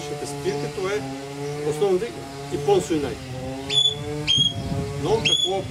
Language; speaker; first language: Bulgarian; non-native, learner; Russian